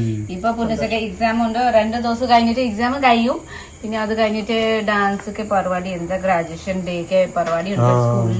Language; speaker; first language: Malayalam; non-native, fluent; Nepali